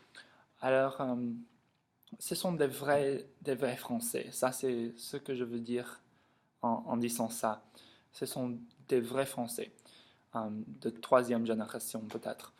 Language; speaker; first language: French; non-native, learner; English